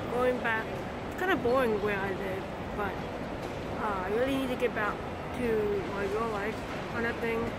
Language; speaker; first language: English; early bilingual, other home language; Thai